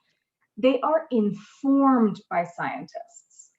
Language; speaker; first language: English; native; English